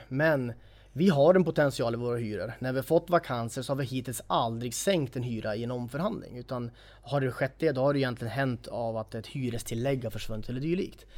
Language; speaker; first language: Swedish; native; Swedish